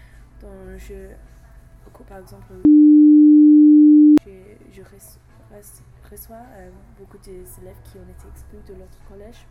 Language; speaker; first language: French; non-native, learner; English